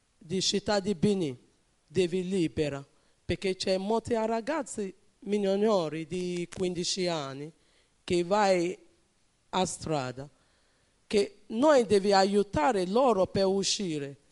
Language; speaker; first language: Italian; non-native, learner; Bini